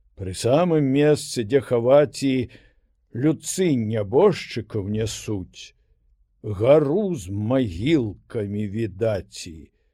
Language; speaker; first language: Belarusian; native; Belarusian